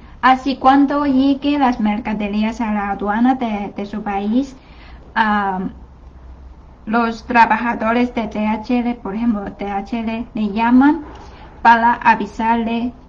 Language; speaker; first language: Spanish; non-native, learner; Chinese